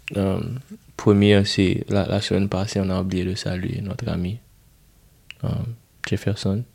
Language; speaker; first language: French; non-native, local second language; Haitian Creole